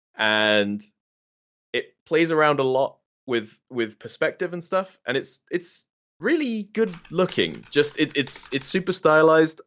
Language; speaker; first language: English; native; English